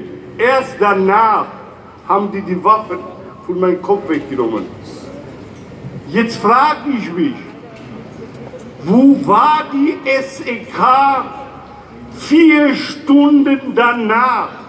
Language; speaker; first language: German; non-native, fluent; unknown